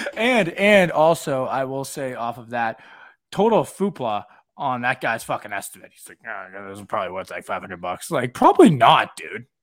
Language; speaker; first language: English; native; English